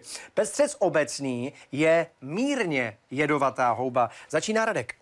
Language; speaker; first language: Czech; native; Czech